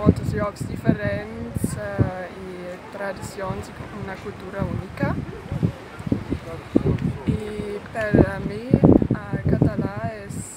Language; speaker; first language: Spanish; non-native, fluent; German